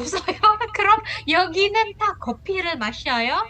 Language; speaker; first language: Korean; non-native, fluent; Indonesian